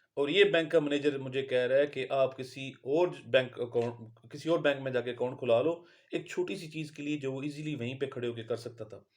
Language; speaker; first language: Urdu; non-native, local second language; Punjabi